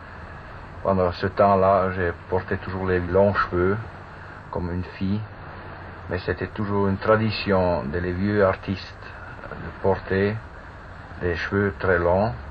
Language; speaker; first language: French; non-native, fluent; German